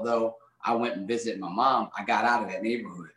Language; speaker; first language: English; native; English